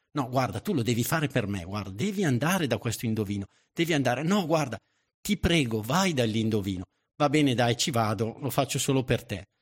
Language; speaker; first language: Italian; native; Italian